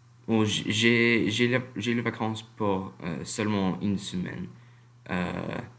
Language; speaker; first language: French; non-native, learner; English